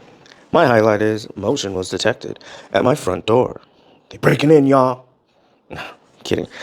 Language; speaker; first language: English; native; English